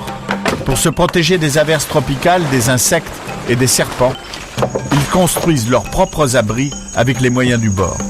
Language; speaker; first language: French; native; French